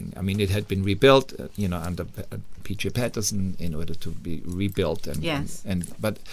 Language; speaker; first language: English; non-native, fluent; German